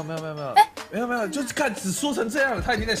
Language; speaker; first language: Chinese; native; Chinese